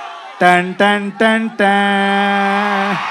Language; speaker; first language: Telugu; non-native, local second language; Kannada